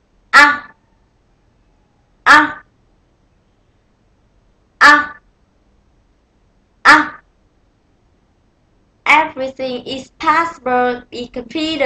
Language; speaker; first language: English; non-native, learner; Vietnamese